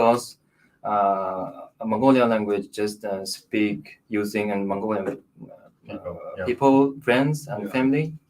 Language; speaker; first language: English; non-native, learner; Mongolian